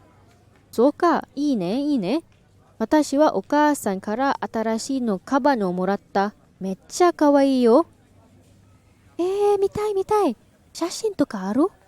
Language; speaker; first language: Japanese; non-native, learner; English